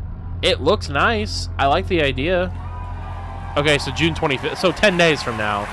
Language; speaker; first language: English; native; English